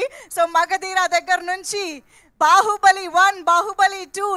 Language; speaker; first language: Telugu; native; Telugu